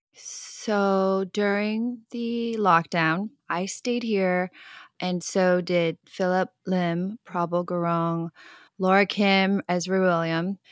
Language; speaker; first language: English; non-native, local second language; Cantonese